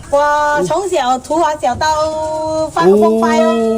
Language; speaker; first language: Chinese; non-native, local second language; Malay